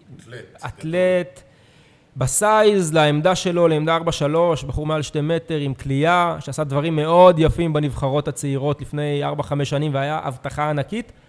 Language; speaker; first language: Hebrew; native; Hebrew